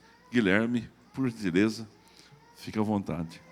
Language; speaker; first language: Portuguese; native; Portuguese